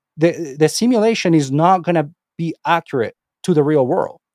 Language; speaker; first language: English; non-native, fluent; Spanish